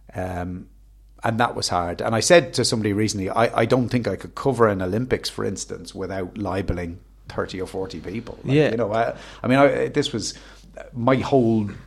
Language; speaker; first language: English; native; English